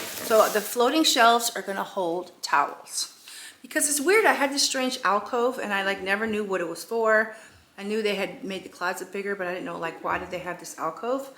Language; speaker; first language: English; native; English